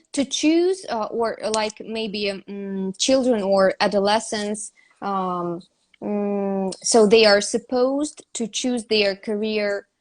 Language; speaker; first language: English; non-native, fluent; Russian